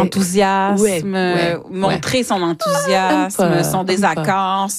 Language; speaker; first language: French; native; French